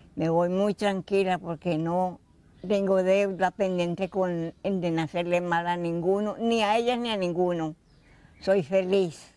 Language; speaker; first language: Spanish; native; Spanish